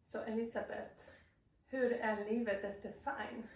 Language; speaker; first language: Swedish; non-native, fluent; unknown